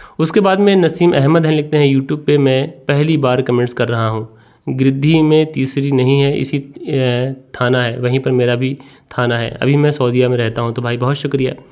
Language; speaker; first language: Hindi; native; Hindi